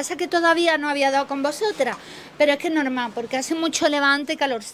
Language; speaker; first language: Spanish; native; Spanish